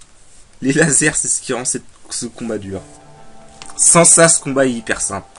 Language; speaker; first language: French; native; French